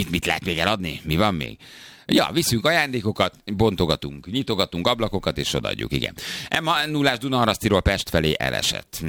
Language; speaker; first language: Hungarian; native; Hungarian